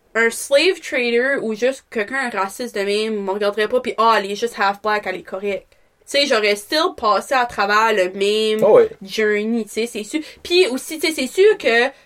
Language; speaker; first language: French; native; French